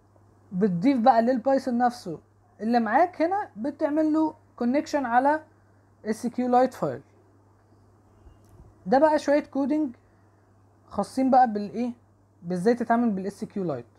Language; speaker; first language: Arabic; native; Arabic